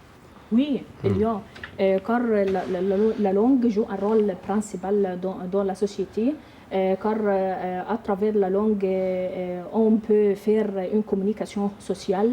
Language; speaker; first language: French; non-native, learner; Arabic